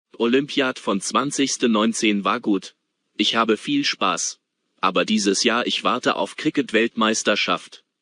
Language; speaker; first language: German; non-native, learner; Bangla